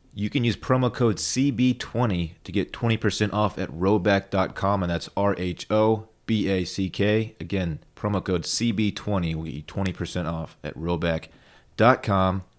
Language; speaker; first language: English; native; English